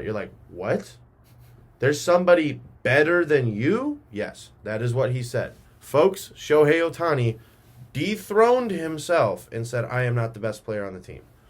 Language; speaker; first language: English; native; English